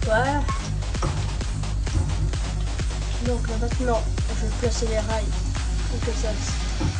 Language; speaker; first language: French; native; French